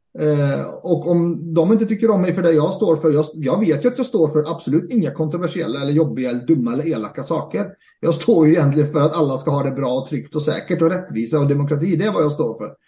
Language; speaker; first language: Swedish; early bilingual, other home language; Arabic